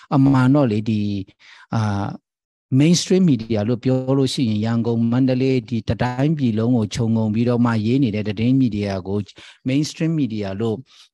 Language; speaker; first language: Burmese; non-native, local second language; Shan